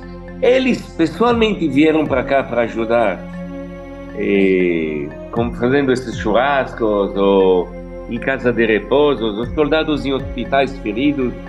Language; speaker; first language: Portuguese; non-native, fluent; Hebrew